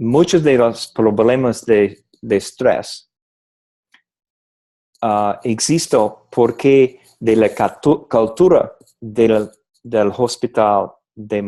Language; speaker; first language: Spanish; non-native, learner; English